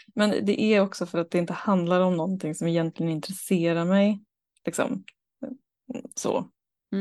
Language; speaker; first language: Swedish; native; Swedish